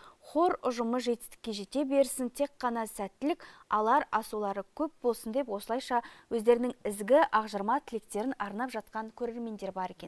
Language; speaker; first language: Kazakh; native; Kazakh